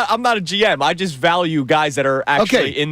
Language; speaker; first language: English; native; English